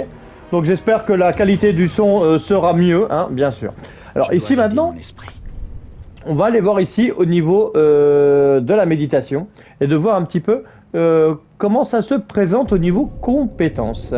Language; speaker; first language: French; native; French